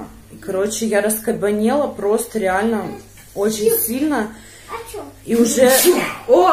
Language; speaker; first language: Russian; native; Russian